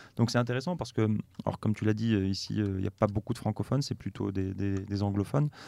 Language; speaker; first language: French; native; French